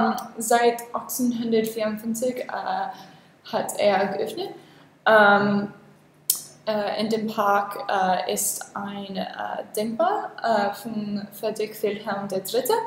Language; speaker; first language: German; non-native, learner; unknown